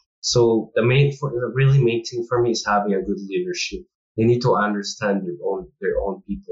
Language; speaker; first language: English; non-native, local second language; Filipino